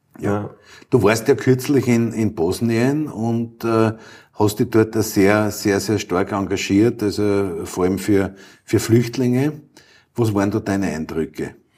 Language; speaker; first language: German; native; German